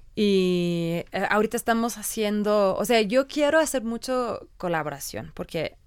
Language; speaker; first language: Spanish; non-native, learner; English